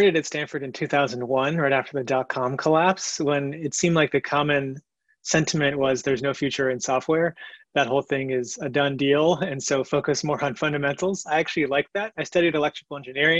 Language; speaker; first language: English; native; English